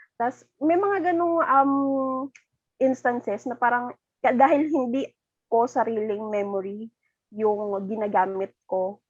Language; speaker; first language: Filipino; native; Filipino